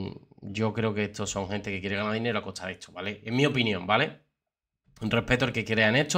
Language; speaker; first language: Spanish; native; Spanish